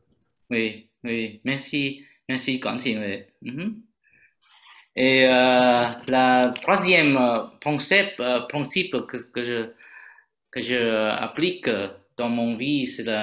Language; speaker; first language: French; non-native, learner; Vietnamese